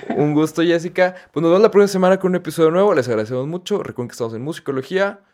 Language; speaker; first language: Spanish; native; Spanish